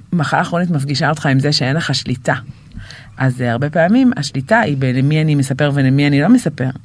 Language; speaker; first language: Hebrew; native; Hebrew